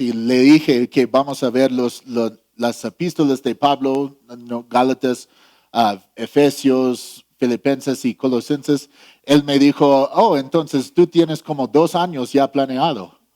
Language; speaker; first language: Spanish; non-native, fluent; English